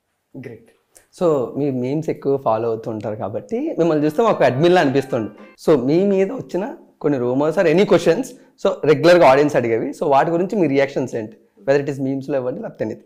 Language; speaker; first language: Telugu; native; Telugu